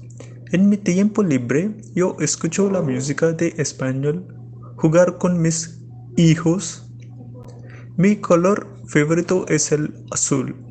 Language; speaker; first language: Spanish; non-native, learner; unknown